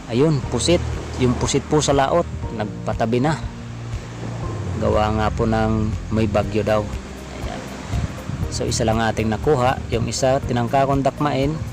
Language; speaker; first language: Filipino; non-native, local second language; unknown